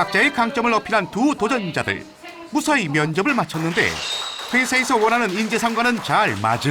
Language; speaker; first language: Korean; native; Korean